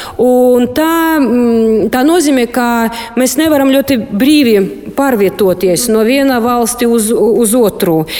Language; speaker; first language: Latvian; non-native, local second language; Russian